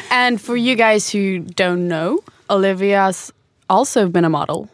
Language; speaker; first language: English; non-native, fluent; Swedish